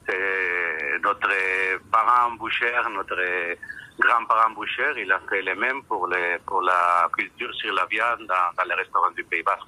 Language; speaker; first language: French; non-native, learner; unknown